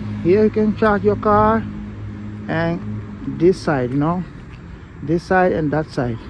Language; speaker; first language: English; non-native, learner; Portuguese